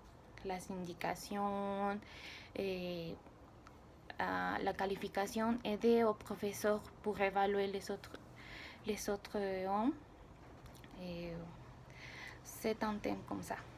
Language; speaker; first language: French; non-native, learner; Spanish